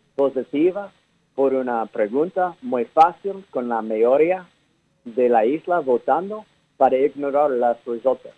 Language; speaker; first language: Spanish; early bilingual, heritage; English